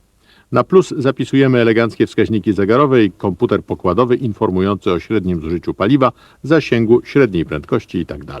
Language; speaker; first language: Polish; native; Polish